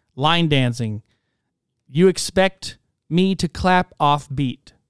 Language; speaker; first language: English; native; English